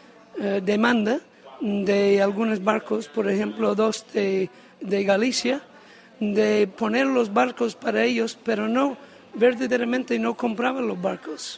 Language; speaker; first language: Spanish; non-native, learner; English